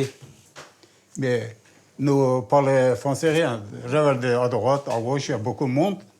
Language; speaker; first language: French; non-native, learner; Turkish